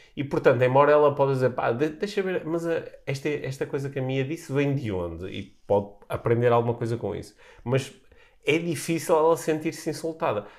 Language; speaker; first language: Portuguese; native; Portuguese